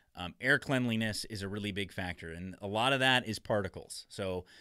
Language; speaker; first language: English; native; English